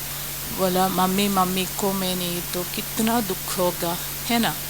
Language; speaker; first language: Hindi; non-native, local second language; Malayalam